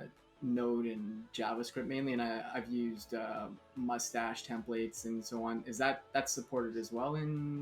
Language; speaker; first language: English; native; English